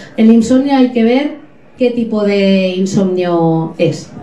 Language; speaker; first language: Spanish; native; Spanish